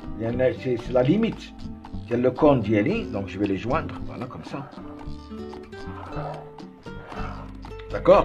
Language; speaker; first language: French; non-native, local second language; Arabic